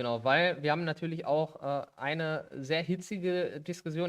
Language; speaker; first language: German; native; German